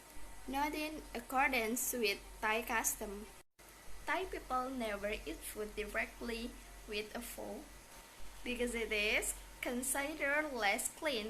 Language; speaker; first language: English; non-native, learner; Indonesian